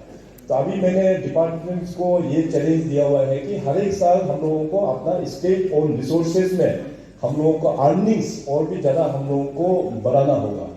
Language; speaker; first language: Hindi; non-native, local second language; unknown